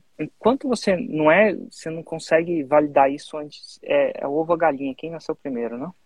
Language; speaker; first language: Portuguese; native; Portuguese